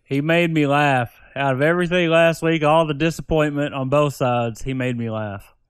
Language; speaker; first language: English; native; English